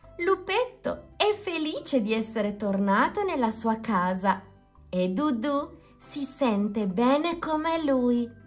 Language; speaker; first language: Italian; native; Italian